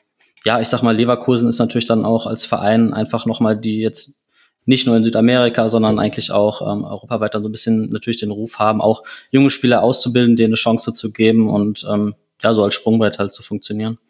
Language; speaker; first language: German; native; German